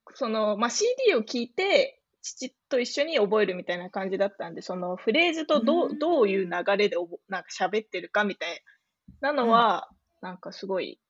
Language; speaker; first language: Japanese; native; Japanese